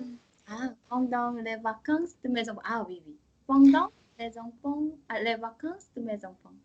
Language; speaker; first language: French; non-native, learner; Korean